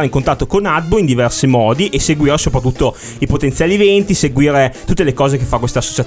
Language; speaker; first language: Italian; native; Italian